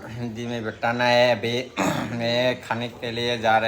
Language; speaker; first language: Hindi; non-native, local second language; Manipuri